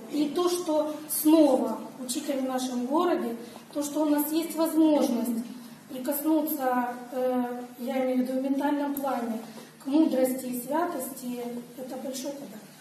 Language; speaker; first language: Russian; native; Russian